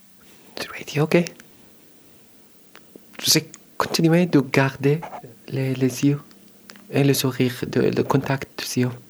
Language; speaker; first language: French; non-native, learner; Arabic